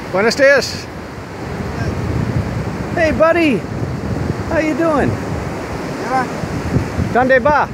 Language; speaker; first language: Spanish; non-native, learner; English